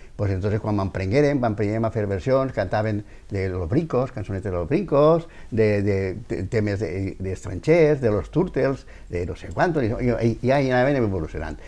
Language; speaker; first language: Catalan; native; Catalan